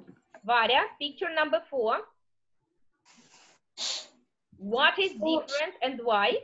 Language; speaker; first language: English; non-native, fluent; Russian